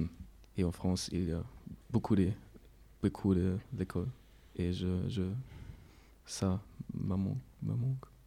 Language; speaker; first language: French; non-native, learner; German